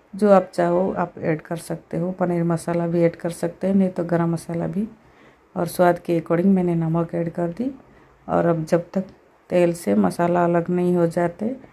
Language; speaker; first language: Hindi; native; Hindi